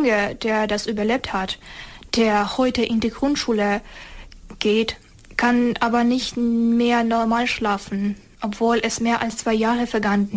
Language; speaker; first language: German; non-native, fluent; Ukrainian